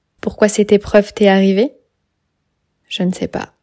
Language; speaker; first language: French; native; French